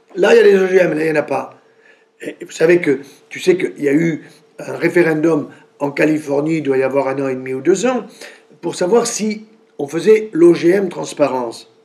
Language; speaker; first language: French; native; French